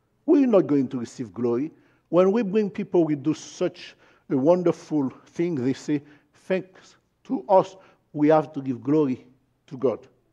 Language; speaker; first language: English; non-native, fluent; Haitian Creole